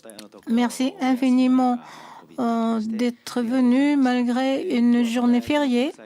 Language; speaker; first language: French; non-native, fluent; Japanese